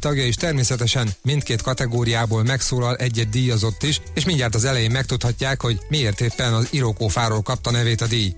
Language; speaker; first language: Hungarian; native; Hungarian